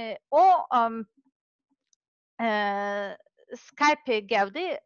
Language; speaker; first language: Turkish; non-native, learner; Serbian